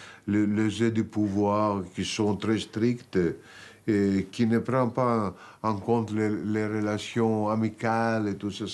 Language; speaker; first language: French; non-native, fluent; Greek